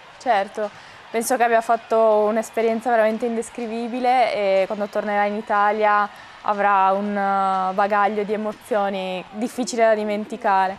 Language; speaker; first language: Italian; native; Italian